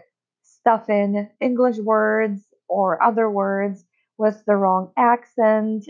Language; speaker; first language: English; non-native, fluent; Czech